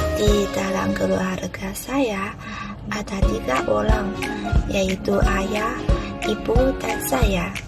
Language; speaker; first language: Indonesian; non-native, learner; Chinese